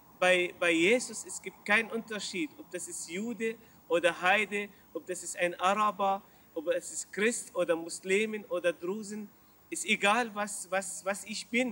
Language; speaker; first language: German; non-native, learner; Arabic